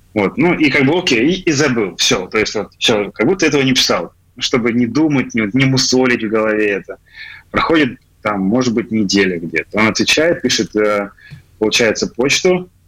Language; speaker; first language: Russian; native; Russian